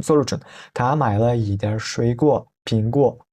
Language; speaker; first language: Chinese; non-native, fluent; Uzbek